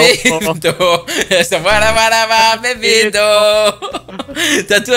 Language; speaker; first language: French; native; French